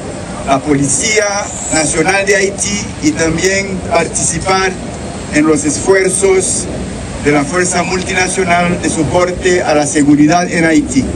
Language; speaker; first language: Spanish; non-native, fluent; French